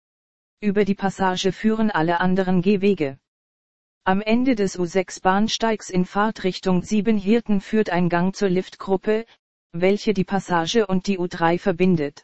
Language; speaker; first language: German; native; German